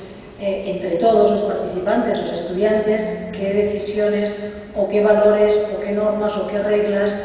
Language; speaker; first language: Spanish; native; Spanish